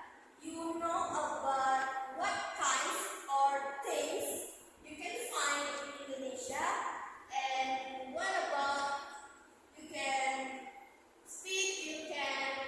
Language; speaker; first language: English; non-native, local second language; Indonesian